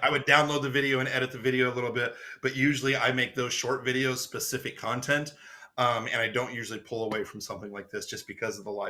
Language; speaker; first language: English; native; English